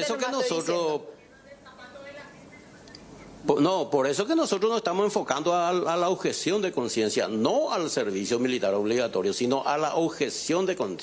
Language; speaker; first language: Spanish; native; Spanish